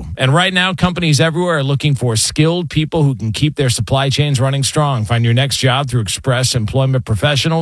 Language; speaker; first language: English; native; English